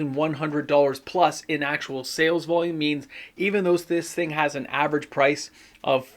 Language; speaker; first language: English; native; English